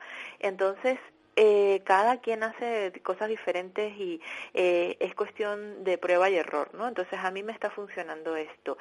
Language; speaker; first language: Spanish; native; Spanish